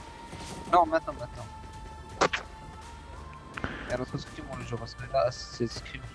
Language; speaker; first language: French; native; French